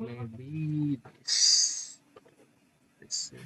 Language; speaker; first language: English; non-native, learner; Indonesian